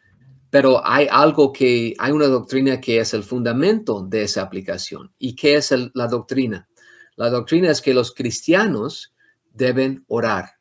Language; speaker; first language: Spanish; non-native, fluent; English